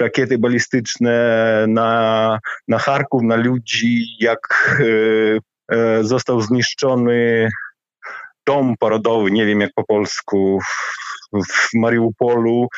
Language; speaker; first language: Polish; non-native, fluent; Ukrainian